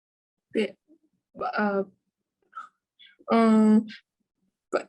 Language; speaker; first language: English; non-native, learner; Chinese